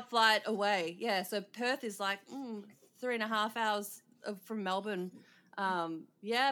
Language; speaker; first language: English; native; English